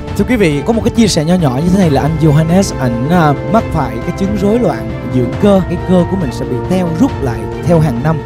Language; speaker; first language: Vietnamese; native; Vietnamese